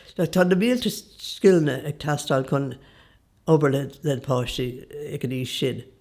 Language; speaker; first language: Irish; non-native, local second language; English